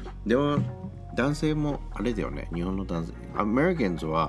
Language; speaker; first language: Japanese; native; Japanese